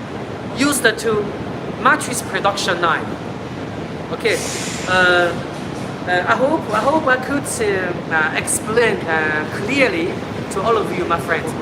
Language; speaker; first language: English; non-native, learner; Chinese